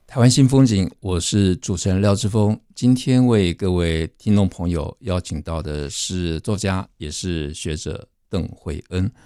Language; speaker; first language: Chinese; native; Chinese